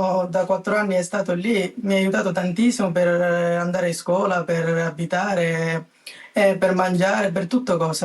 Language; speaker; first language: Italian; non-native, learner; Bangla